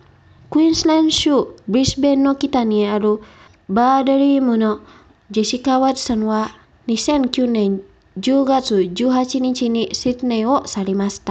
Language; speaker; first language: Japanese; non-native, fluent; Indonesian